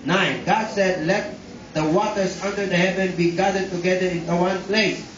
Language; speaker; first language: English; non-native, local second language; Filipino